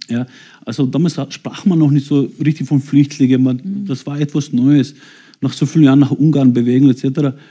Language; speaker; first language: German; non-native, fluent; Bosnian